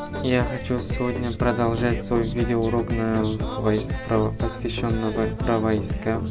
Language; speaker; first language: Russian; non-native, fluent; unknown